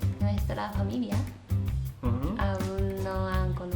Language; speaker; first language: Spanish; non-native, learner; Japanese